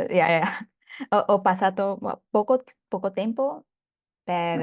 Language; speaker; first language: Italian; non-native, learner; Thai